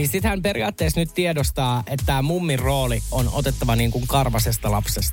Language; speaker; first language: Finnish; native; Finnish